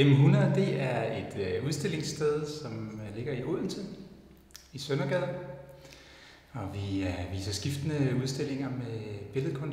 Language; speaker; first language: Danish; native; Danish